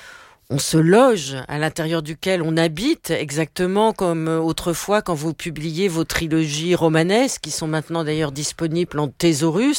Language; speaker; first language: French; native; French